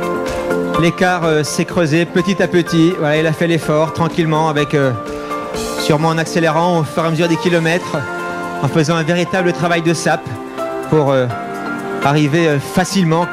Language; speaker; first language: French; native; French